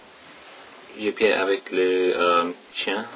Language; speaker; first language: French; non-native, learner; English